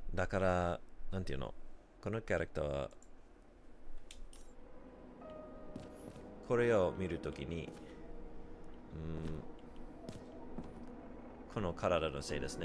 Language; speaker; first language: Japanese; non-native, learner; English